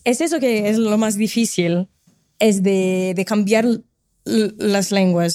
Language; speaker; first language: Spanish; non-native, fluent; Portuguese